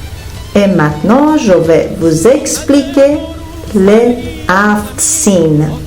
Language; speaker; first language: French; non-native, fluent; Persian